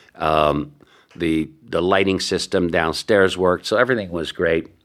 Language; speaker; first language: English; early bilingual, other home language; Hungarian